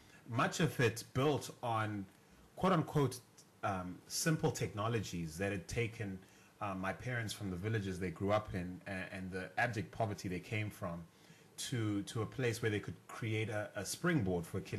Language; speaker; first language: English; non-native, local second language; North Ndebele